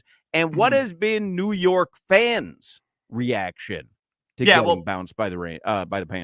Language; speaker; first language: English; native; English